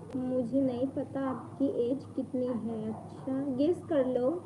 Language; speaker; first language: Hindi; non-native, local second language; Bangla